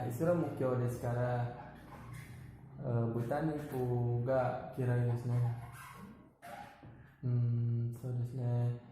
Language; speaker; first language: Japanese; non-native, learner; Indonesian